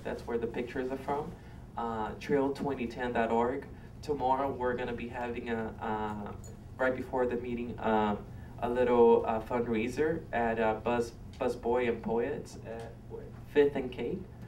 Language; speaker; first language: English; non-native, fluent; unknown